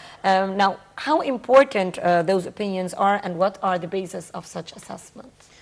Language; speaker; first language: English; non-native, fluent; Arabic